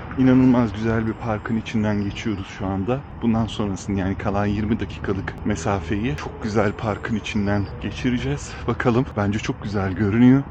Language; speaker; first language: Turkish; early bilingual, heritage; Turkish